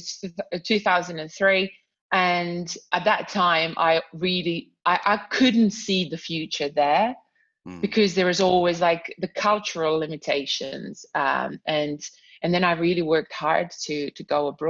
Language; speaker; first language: English; non-native, fluent; Croatian